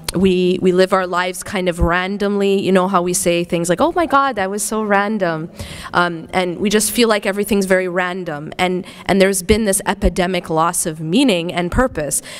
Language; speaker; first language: English; native; English